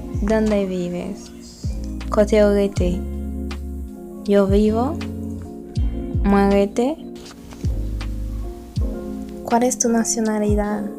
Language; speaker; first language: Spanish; non-native, learner; Haitian Creole